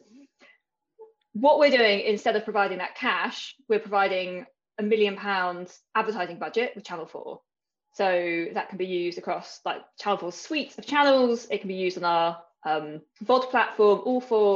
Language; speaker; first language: English; native; English